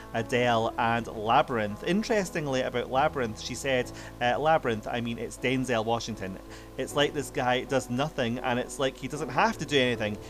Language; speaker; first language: English; native; English